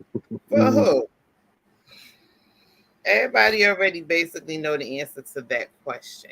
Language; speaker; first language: English; native; English